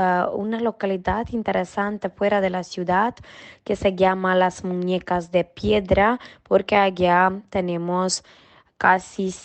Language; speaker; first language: Spanish; non-native, fluent; Macedonian